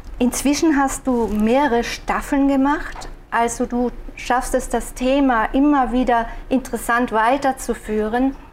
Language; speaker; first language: German; native; German